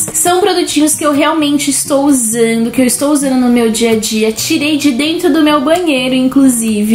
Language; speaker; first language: Portuguese; native; Portuguese